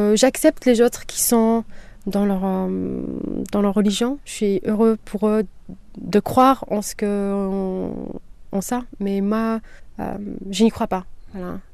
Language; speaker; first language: French; non-native, local second language; Kabyle